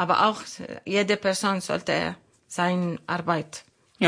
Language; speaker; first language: German; non-native, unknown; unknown